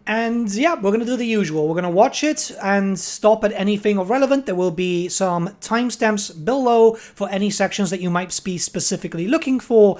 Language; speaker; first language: English; native; English